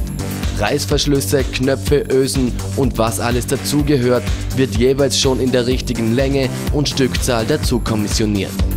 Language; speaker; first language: German; native; German